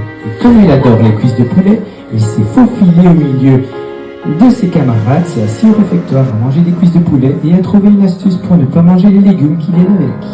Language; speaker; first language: French; native; French